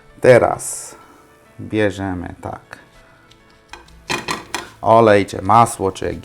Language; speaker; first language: Polish; non-native, fluent; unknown